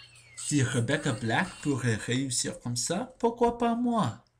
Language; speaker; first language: French; non-native, learner; English